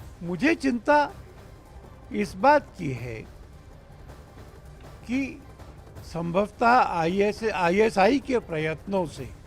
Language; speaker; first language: Hindi; native; Hindi